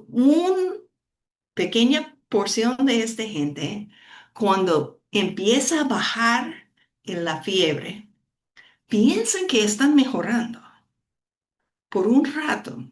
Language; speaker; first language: Spanish; non-native, fluent; English